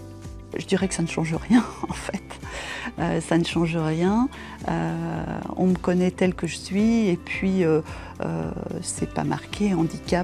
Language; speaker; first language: French; native; French